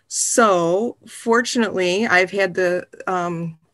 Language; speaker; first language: English; native; English